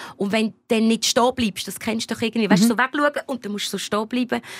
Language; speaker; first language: German; native; German